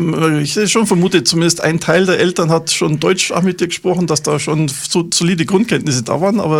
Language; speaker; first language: German; native; German